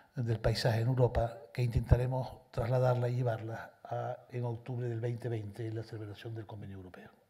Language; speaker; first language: Spanish; native; Spanish